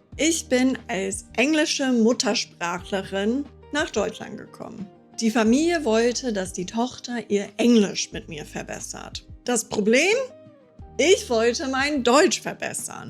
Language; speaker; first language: German; non-native, fluent; English